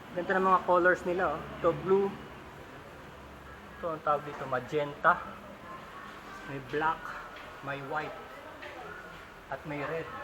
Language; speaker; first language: Filipino; native; Filipino